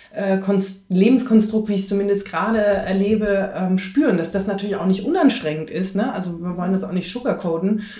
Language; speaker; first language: German; native; German